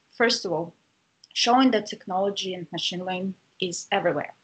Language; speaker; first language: English; non-native, fluent; Russian